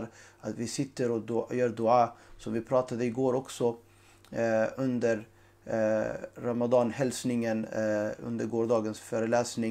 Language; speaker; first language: Swedish; non-native, fluent; Urdu